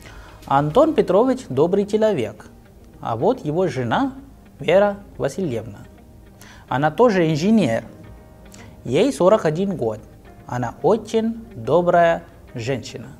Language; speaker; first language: Russian; non-native, fluent; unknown